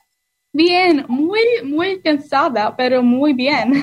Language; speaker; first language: Spanish; non-native, learner; English